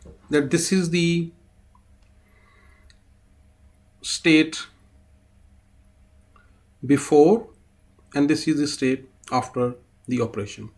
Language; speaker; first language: English; non-native, fluent; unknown